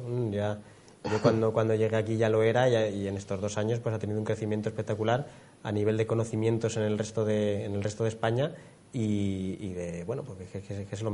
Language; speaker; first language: Spanish; native; Spanish